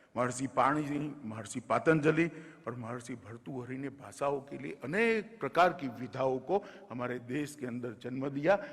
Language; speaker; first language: Hindi; non-native, local second language; Gujarati